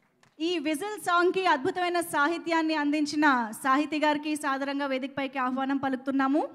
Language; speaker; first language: Telugu; native; Telugu